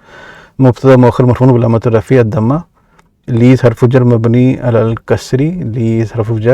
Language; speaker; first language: Arabic; non-native, fluent; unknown